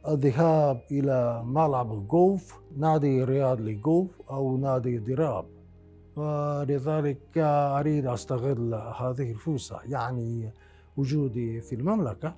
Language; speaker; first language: Arabic; non-native, fluent; Japanese